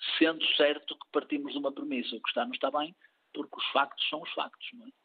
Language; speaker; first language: Portuguese; native; Portuguese